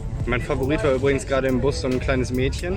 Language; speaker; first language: German; native; German